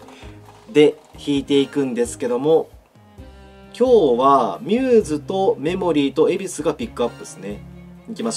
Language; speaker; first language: Japanese; native; Japanese